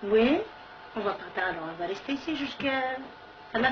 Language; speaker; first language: French; non-native, learner; Kabyle